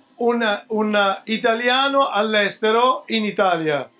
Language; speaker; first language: Italian; native; Italian